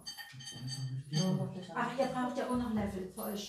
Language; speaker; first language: German; native; German